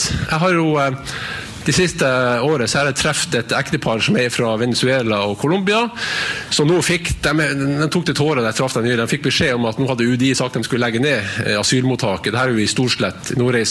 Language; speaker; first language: Norwegian; native; Norwegian